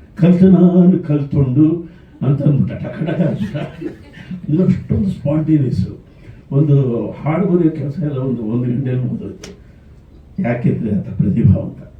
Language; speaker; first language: Kannada; native; Kannada